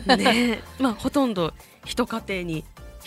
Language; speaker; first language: Japanese; native; Japanese